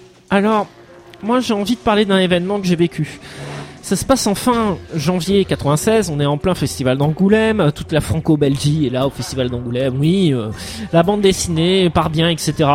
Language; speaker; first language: French; native; French